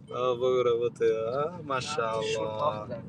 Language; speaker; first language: Russian; non-native, learner; Tajik